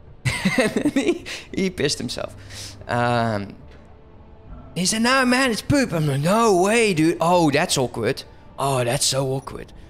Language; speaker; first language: English; non-native, fluent; Dutch